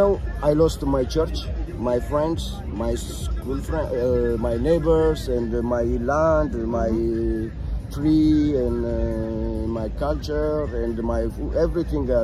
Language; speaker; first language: English; non-native, learner; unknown